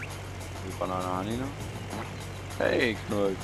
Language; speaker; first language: German; native; German